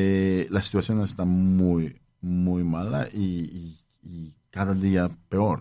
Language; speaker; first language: Spanish; non-native, fluent; Polish